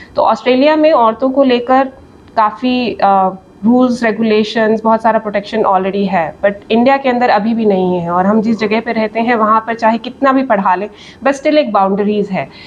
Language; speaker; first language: Hindi; native; Hindi